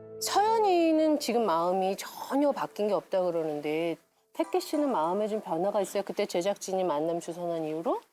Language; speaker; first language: Korean; native; Korean